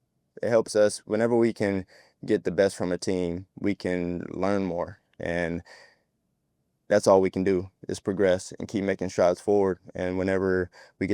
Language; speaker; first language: English; native; English